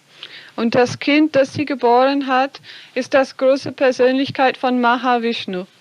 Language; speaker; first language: German; non-native, fluent; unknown